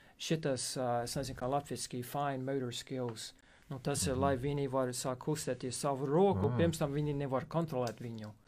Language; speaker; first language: Latvian; non-native, fluent; English